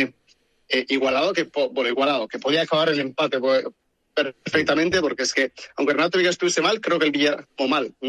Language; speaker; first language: Spanish; native; Spanish